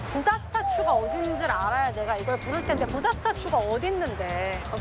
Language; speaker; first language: Korean; native; Korean